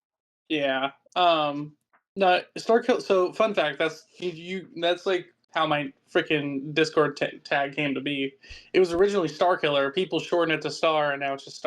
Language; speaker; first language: English; native; English